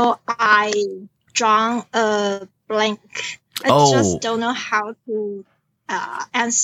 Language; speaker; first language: English; non-native, learner; Chinese